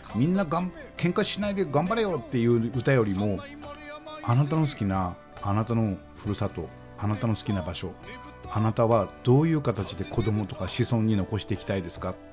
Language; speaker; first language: Japanese; native; Japanese